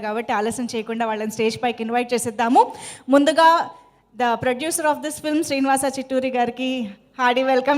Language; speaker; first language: Telugu; native; Telugu